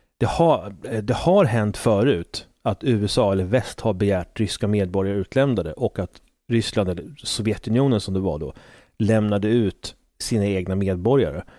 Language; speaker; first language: Swedish; native; Swedish